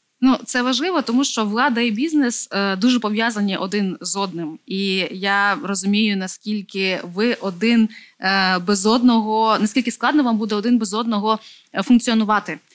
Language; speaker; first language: Ukrainian; native; Ukrainian